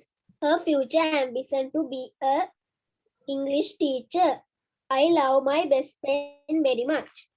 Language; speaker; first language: English; non-native, learner; Sinhala